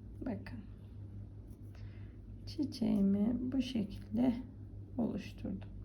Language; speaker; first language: Turkish; native; Turkish